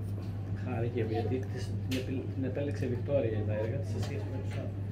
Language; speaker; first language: Greek; native; Greek